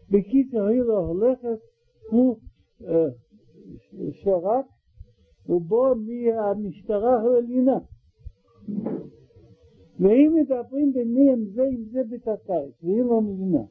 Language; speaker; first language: Hebrew; non-native, learner; Russian